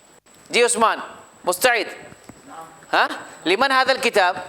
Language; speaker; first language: Arabic; non-native, fluent; Urdu